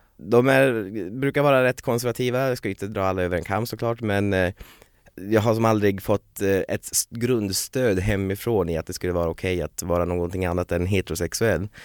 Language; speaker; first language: Swedish; native; Swedish